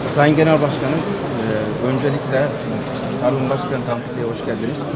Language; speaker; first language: Turkish; native; Turkish